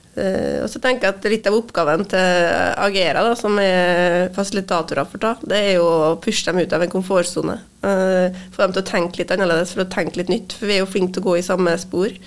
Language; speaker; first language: Norwegian; native; Norwegian